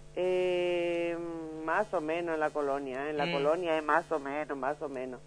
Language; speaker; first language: Spanish; native; Spanish